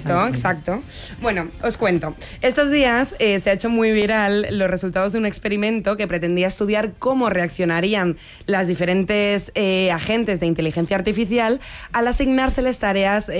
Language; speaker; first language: Spanish; native; Spanish